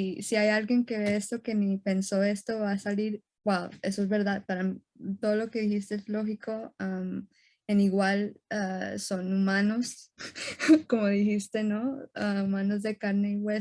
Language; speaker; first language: Spanish; early bilingual, heritage; Spanish